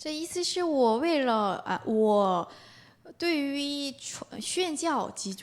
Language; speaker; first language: Chinese; non-native, learner; Korean